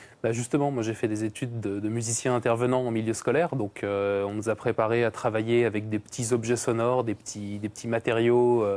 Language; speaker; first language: French; native; French